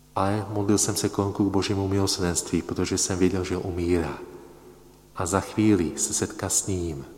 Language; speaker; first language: Czech; non-native, fluent; Polish